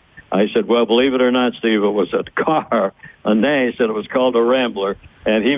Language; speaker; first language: English; native; English